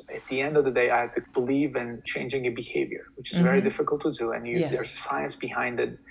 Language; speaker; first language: English; non-native, fluent; Turkish